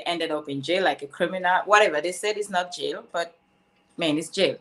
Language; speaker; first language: English; non-native, local second language; French